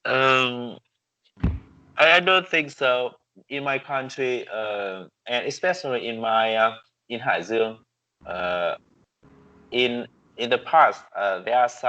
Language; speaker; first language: English; non-native, learner; Vietnamese